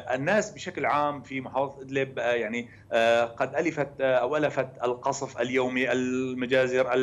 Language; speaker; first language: Arabic; native; Arabic